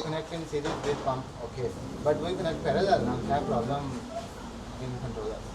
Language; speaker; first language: English; non-native, learner; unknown